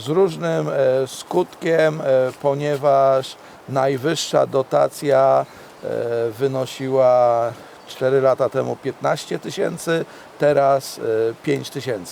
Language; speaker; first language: Polish; native; Polish